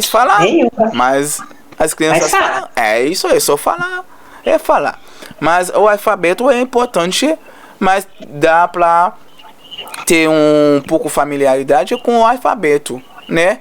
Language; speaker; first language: Portuguese; non-native, learner; Haitian Creole